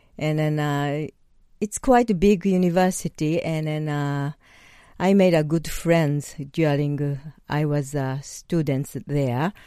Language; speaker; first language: English; non-native, learner; Japanese